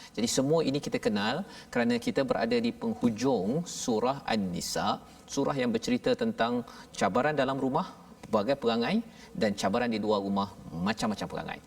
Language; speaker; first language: Malay; native; Malay